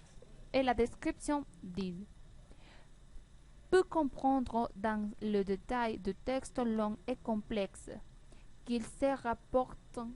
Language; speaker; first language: French; non-native, learner; Spanish